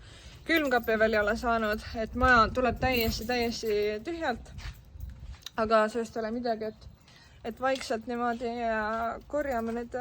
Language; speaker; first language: Estonian; native; Estonian